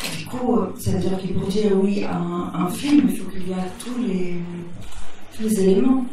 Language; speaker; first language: French; non-native, fluent; Italian